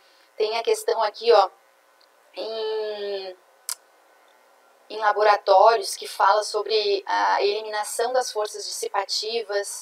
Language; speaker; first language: Portuguese; native; Portuguese